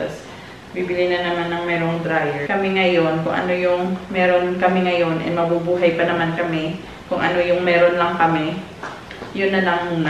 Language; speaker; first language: Filipino; non-native, local second language; Hiligaynon